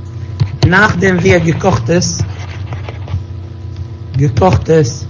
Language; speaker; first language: German; non-native, fluent; Arabic